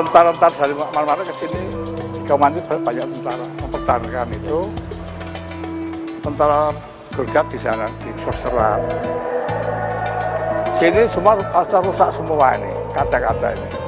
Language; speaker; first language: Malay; non-native, local second language; Javanese